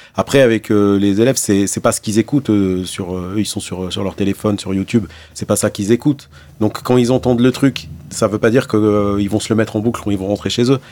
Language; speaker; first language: French; native; French